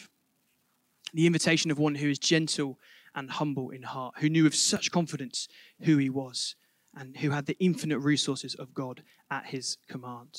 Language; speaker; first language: English; native; English